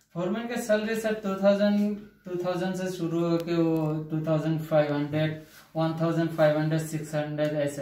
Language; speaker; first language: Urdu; non-native, local second language; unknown